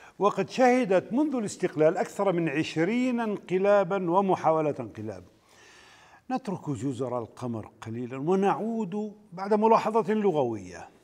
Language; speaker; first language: Arabic; native; Arabic